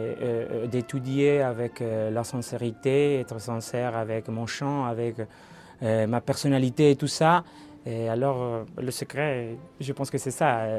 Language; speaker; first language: French; non-native, fluent; Spanish